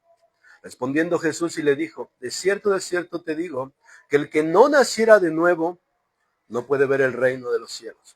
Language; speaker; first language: Spanish; native; Spanish